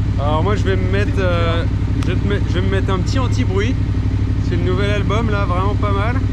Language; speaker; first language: French; native; French